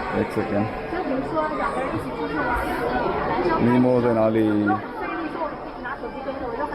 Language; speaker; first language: Chinese; non-native, fluent; Kannada